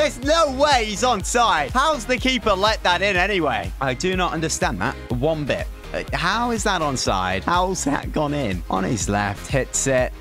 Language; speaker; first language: English; native; English